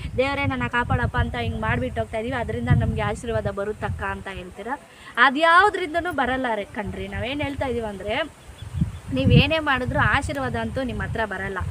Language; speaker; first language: Kannada; non-native, local second language; Telugu